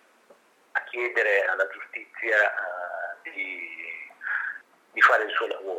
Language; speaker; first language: Italian; native; Italian